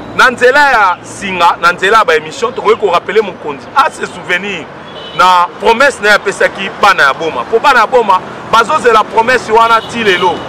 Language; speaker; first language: Lingala; non-native, local second language; Kongo